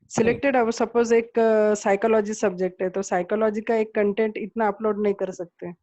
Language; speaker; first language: Hindi; non-native, local second language; Marathi